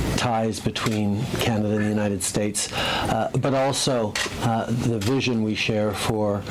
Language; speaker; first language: English; early bilingual, other home language; French